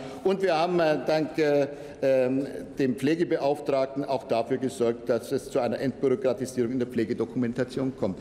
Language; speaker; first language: German; native; German